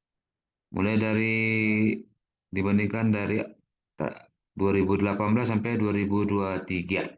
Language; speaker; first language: Indonesian; native; Indonesian